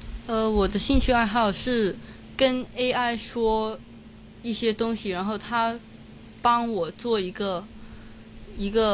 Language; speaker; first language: Chinese; non-native, local second language; Cantonese